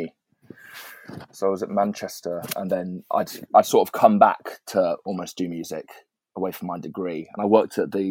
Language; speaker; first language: English; native; English